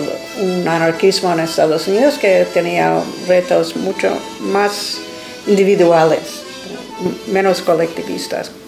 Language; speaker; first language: Spanish; non-native, fluent; English